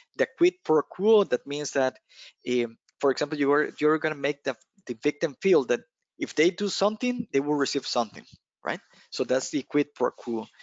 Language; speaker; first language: English; non-native, fluent; Spanish